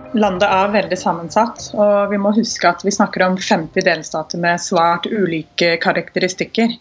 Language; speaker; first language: Norwegian; non-native, fluent; English